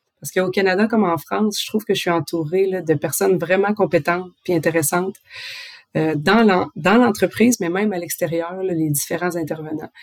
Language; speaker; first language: French; native; French